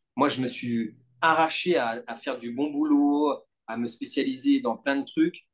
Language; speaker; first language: French; native; French